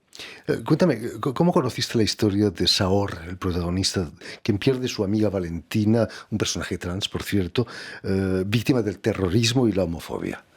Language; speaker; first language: Spanish; native; Spanish